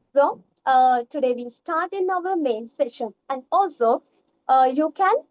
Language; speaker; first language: English; non-native, local second language; Sinhala